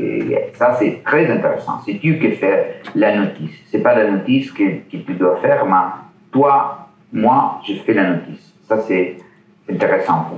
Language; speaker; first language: French; non-native, learner; Italian